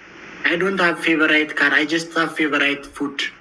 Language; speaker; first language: English; non-native, learner; Oromo